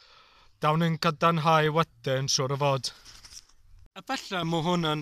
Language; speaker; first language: Welsh; non-native, local second language; English